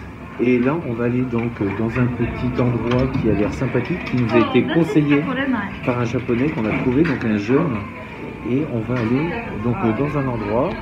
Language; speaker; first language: French; native; French